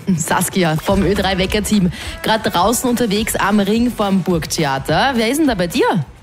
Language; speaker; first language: German; native; German